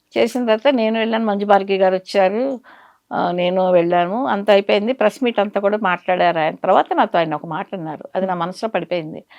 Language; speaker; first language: Telugu; native; Telugu